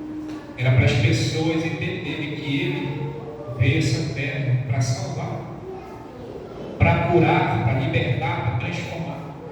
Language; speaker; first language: Portuguese; native; Portuguese